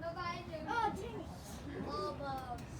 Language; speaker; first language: English; native; English